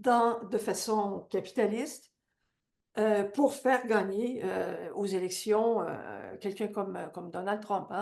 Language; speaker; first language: French; native; French